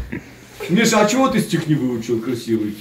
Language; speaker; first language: Russian; native; Russian